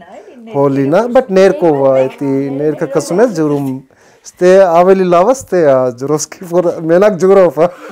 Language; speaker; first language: Armenian; non-native, learner; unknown